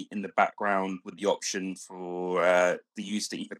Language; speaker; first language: English; native; English